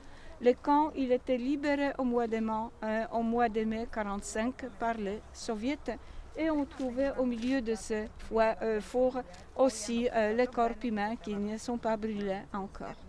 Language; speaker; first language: French; non-native, learner; Polish